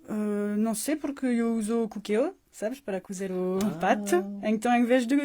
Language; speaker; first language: Portuguese; non-native, fluent; French